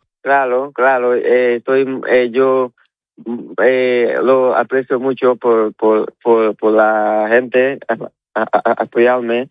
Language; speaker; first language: Spanish; non-native, learner; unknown